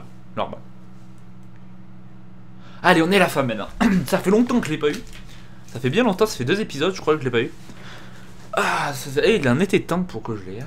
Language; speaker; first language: French; native; French